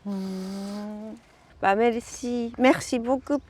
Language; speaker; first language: French; non-native, learner; Japanese